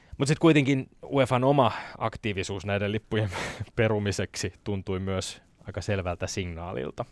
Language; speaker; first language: Finnish; native; Finnish